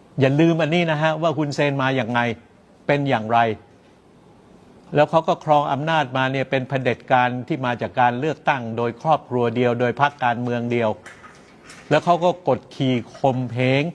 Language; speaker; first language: Thai; native; Thai